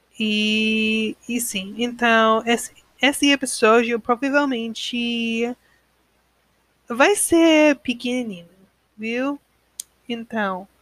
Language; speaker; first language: Portuguese; non-native, learner; English